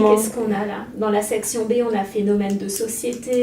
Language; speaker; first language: French; native; French